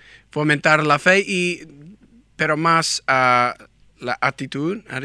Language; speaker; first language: Spanish; non-native, learner; English